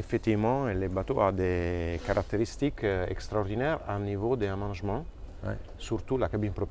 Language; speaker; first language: French; non-native, fluent; Italian